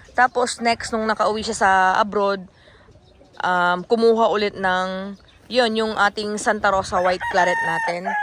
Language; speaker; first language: Filipino; native; Filipino